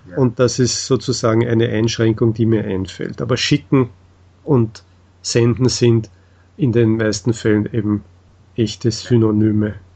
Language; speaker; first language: German; native; German